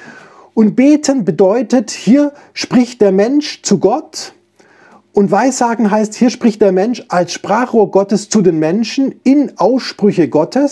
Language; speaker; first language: German; native; German